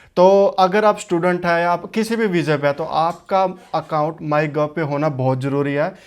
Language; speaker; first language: Hindi; native; Hindi